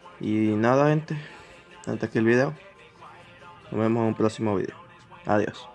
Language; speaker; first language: Spanish; native; Spanish